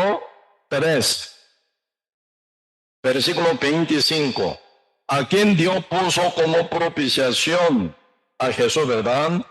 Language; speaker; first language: Spanish; non-native, learner; Korean